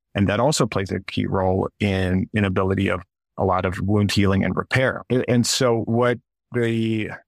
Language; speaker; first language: English; early bilingual, other home language; Russian